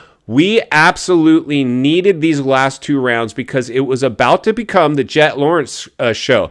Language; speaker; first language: English; native; English